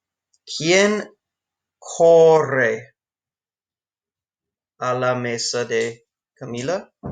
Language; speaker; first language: Spanish; non-native, fluent; English